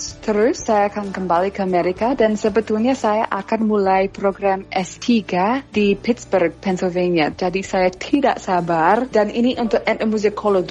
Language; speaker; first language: Indonesian; non-native, fluent; English